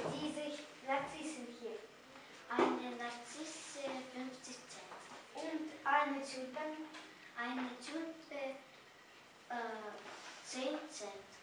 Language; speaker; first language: German; non-native, learner; Russian